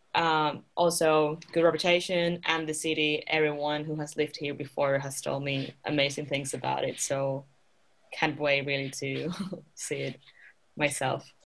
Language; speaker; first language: English; non-native, fluent; Spanish